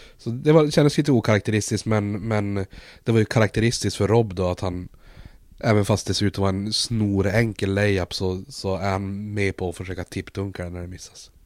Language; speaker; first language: Swedish; native; Swedish